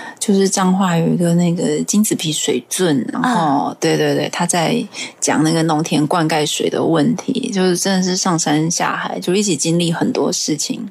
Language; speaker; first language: Chinese; non-native, local second language; Hakka Chinese